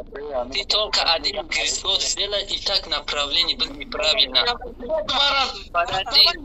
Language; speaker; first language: Russian; non-native, learner; Tajik